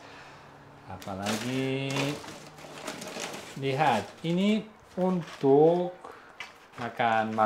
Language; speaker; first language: Indonesian; non-native, learner; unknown